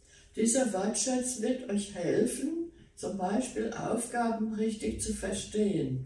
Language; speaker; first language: German; native; German